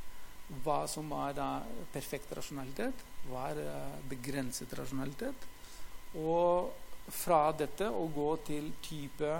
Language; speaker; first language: Norwegian; non-native, fluent; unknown